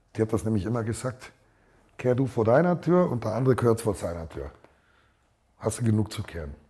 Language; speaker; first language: German; native; German